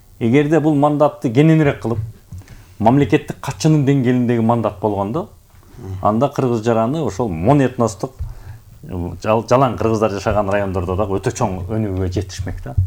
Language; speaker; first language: Kyrgyz; native; Kyrgyz